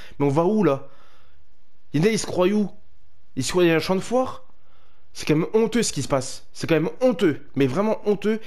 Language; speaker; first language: French; native; French